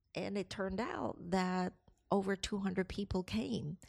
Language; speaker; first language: English; non-native, local second language; Cantonese